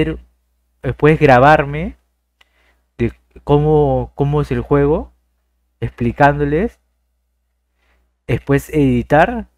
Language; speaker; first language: Spanish; native; Spanish